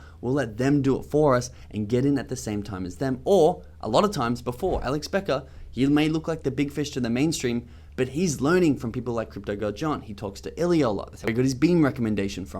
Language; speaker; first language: English; native; English